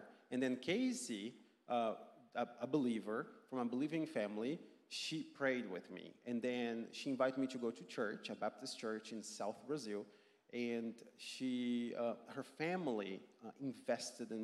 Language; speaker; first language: English; non-native, fluent; Portuguese